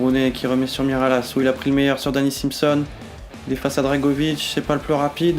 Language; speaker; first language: French; native; French